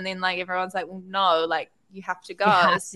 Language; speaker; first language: English; native; English